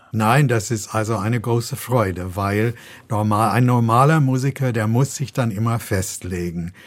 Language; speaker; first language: German; non-native, fluent; English